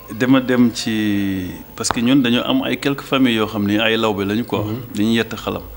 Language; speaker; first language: Wolof; non-native, local second language; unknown